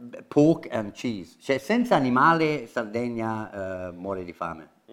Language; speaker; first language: Italian; non-native, fluent; English